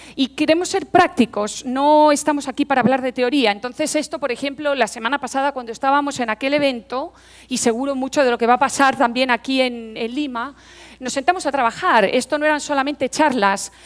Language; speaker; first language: Spanish; native; Spanish